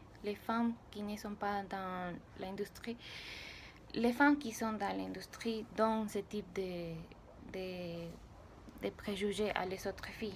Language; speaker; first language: French; non-native, learner; Spanish